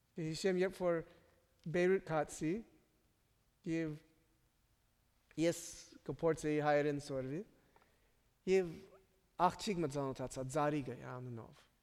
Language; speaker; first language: Armenian; native; Armenian